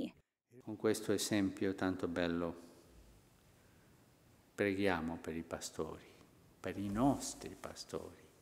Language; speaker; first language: Italian; non-native, fluent; Spanish